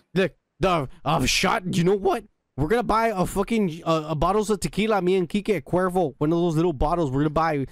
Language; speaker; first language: English; early bilingual, other home language; Spanish